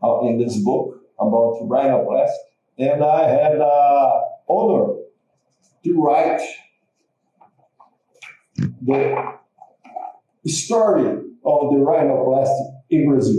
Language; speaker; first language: English; non-native, learner; Portuguese